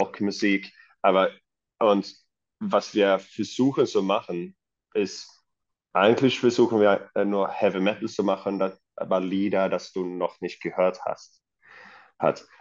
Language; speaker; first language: German; non-native, fluent; Swedish